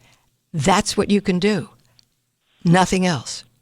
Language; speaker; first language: English; native; English